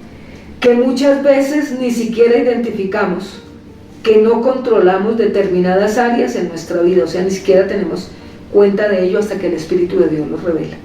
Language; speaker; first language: Spanish; native; Spanish